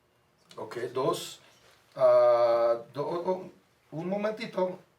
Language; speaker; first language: Spanish; non-native, learner; English